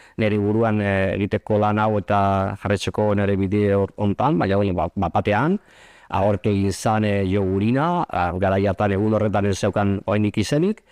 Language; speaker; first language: Basque; non-native, local second language; Spanish